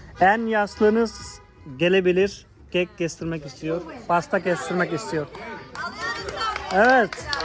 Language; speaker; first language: Turkish; non-native, fluent; Hindi